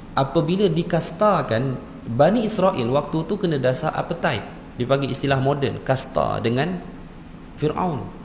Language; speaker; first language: Malay; native; Malay